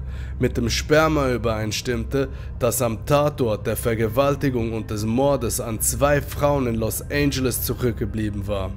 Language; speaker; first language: German; native; German